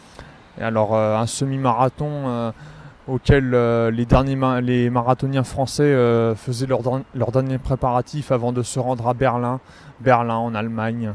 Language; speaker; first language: French; native; French